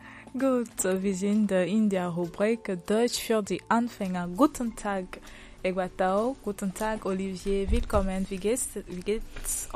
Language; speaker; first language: German; non-native, learner; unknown